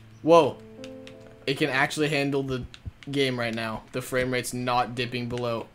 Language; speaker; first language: English; native; English